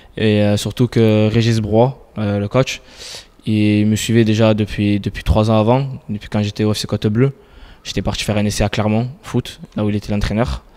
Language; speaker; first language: French; native; French